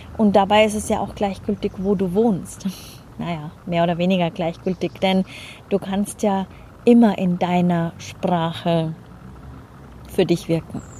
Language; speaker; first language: German; native; German